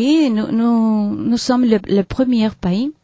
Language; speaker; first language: French; non-native, learner; Spanish